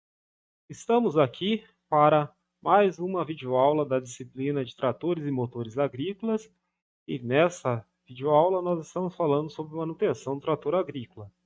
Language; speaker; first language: Portuguese; native; Portuguese